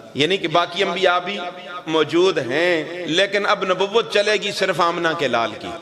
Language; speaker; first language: Urdu; non-native, local second language; Northern Hindko